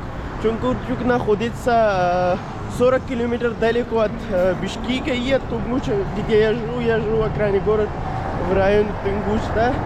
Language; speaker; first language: Russian; non-native, learner; Urdu